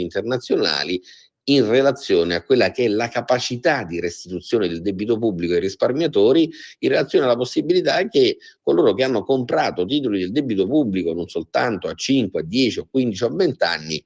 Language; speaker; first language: Italian; native; Italian